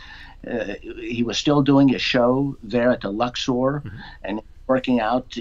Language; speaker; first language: English; native; English